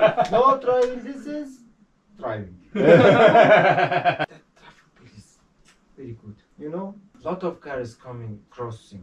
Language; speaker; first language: English; non-native, learner; Mongolian